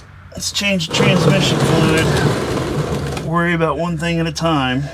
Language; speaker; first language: English; native; English